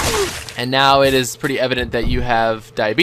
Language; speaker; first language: English; native; English